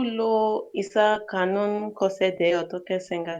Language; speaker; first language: Korean; non-native, learner; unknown